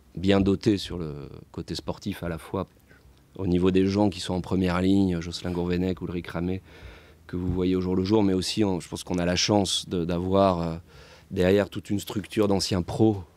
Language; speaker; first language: French; native; French